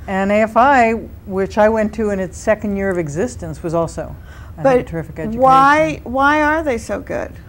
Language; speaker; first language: English; native; English